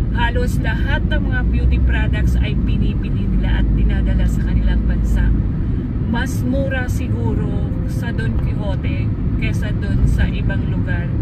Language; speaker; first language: Filipino; native; Filipino